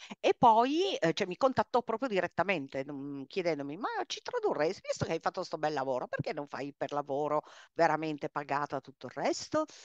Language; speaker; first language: Italian; native; Italian